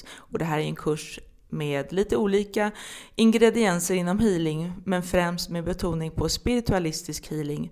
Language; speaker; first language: Swedish; native; Swedish